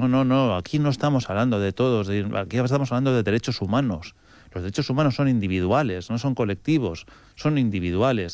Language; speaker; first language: Spanish; native; Spanish